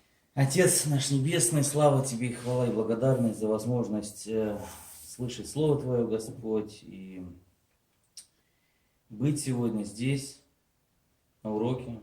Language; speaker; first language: Russian; native; Russian